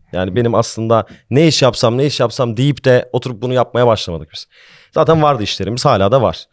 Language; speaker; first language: Turkish; early bilingual, heritage; Turkish